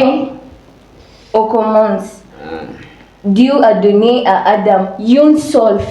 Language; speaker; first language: French; non-native, learner; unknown